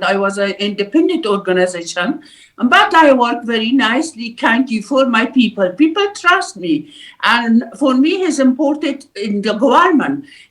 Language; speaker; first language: English; non-native, learner; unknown